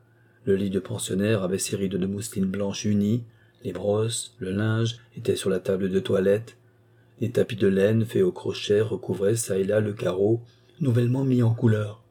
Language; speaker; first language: French; native; French